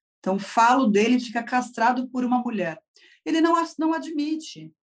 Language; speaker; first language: Portuguese; native; Portuguese